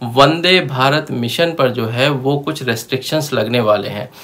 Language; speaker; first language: Hindi; native; Hindi